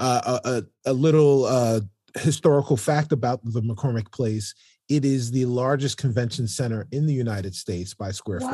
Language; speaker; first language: English; native; English